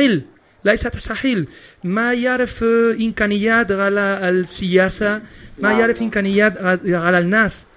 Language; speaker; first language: Arabic; non-native, learner; Spanish